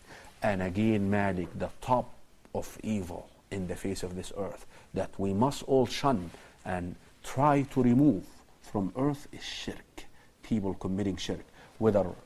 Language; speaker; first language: English; non-native, fluent; Arabic